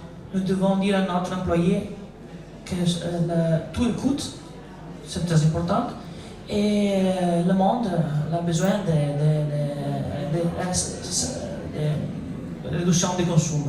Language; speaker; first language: French; non-native, learner; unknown